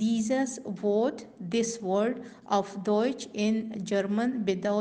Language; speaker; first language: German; non-native, learner; Urdu